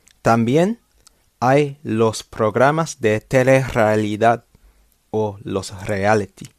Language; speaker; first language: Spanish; non-native, fluent; English